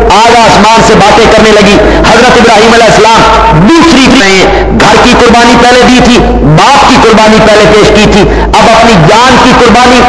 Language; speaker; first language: Urdu; non-native, local second language; Punjabi